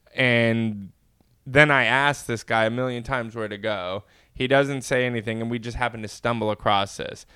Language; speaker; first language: English; native; English